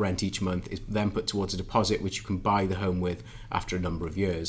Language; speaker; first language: English; native; English